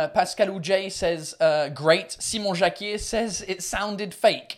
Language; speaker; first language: English; native; English